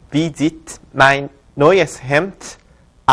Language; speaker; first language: German; non-native, fluent; Korean